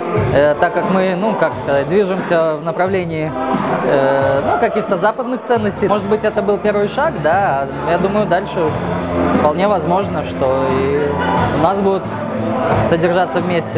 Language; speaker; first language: Russian; native; Russian